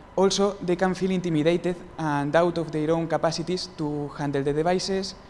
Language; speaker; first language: English; non-native, fluent; Spanish